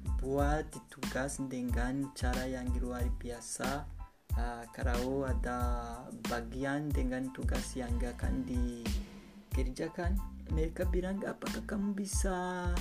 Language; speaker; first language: Indonesian; non-native, learner; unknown